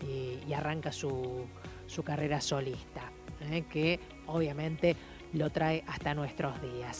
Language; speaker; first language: Spanish; native; Spanish